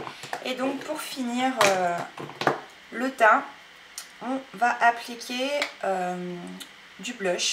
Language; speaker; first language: French; native; French